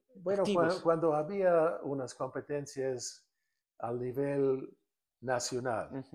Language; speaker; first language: Spanish; non-native, fluent; English